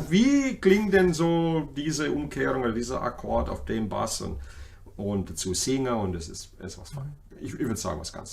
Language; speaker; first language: German; native; German